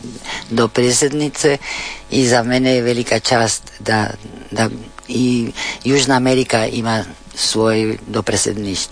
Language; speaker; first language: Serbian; early bilingual, heritage; Spanish